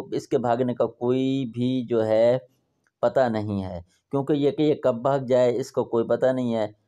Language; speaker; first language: Urdu; non-native, local second language; Punjabi